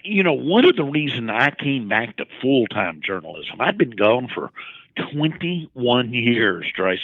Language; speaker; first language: English; native; English